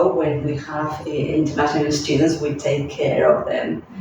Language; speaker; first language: English; non-native, fluent; Spanish